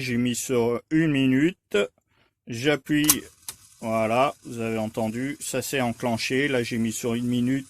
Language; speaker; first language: French; native; French